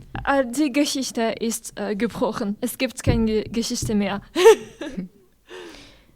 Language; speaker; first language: German; non-native, learner; French